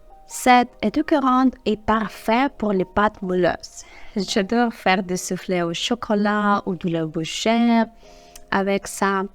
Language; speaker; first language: French; non-native, fluent; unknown